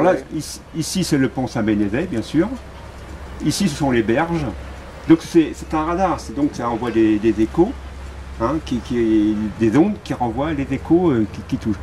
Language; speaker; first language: French; native; French